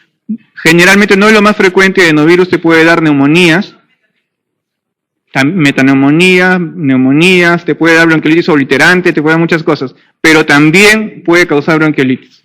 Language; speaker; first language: Spanish; native; Spanish